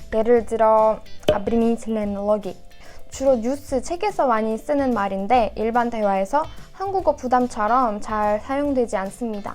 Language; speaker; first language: Korean; non-native, fluent; Russian